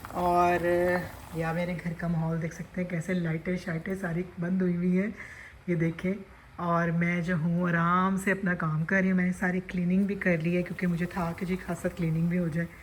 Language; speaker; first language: Urdu; native; Urdu